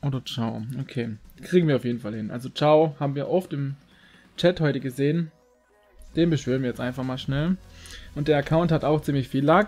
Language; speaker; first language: German; native; German